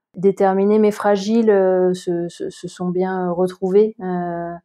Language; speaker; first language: French; native; French